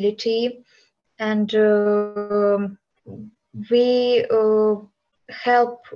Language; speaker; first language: English; non-native, learner; Ukrainian